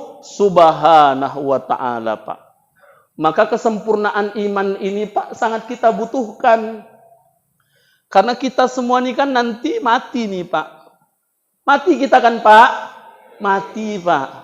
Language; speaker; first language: Indonesian; native; Indonesian